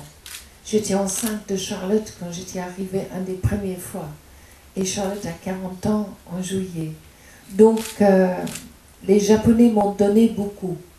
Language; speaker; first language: French; non-native, fluent; English